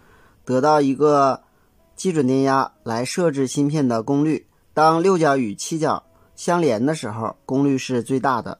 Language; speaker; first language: Chinese; native; Chinese